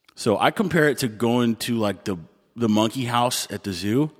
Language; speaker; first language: English; native; English